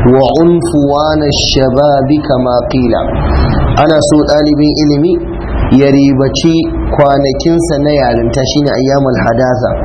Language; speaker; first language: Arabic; non-native, fluent; Hausa